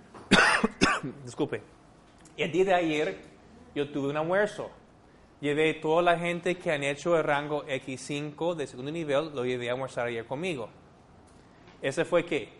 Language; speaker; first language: Spanish; non-native, fluent; English